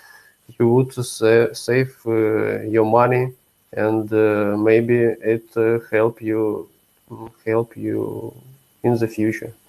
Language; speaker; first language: English; non-native, learner; Russian